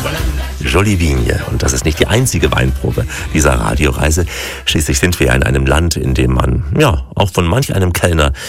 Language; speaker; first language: German; native; German